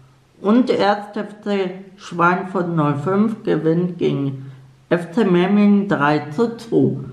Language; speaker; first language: German; native; German